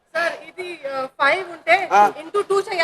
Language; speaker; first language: Telugu; non-native, local second language; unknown